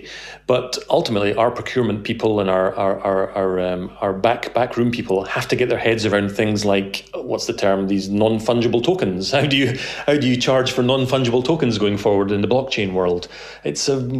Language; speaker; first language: English; native; English